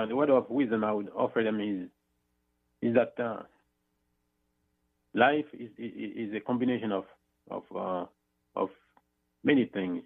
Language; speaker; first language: English; non-native, fluent; Haitian Creole